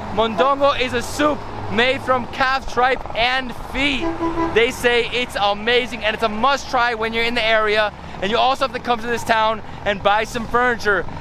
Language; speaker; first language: English; native; English